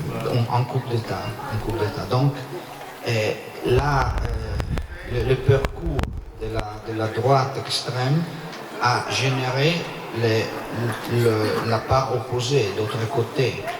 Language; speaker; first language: French; non-native, learner; Italian